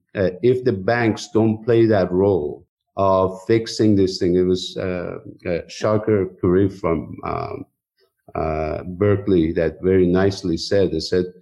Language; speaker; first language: English; non-native, fluent; Persian